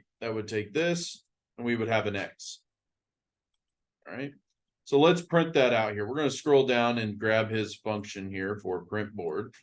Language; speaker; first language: English; native; English